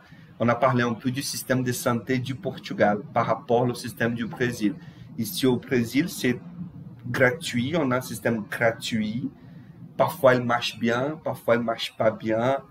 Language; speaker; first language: French; non-native, fluent; Portuguese